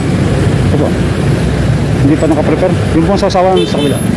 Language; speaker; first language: Filipino; native; Filipino